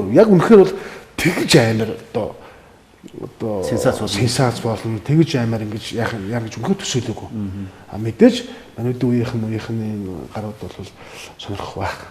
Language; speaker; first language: Mongolian; native; Mongolian